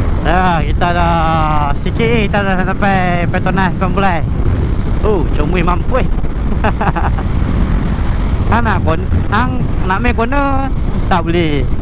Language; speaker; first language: Malay; native; Malay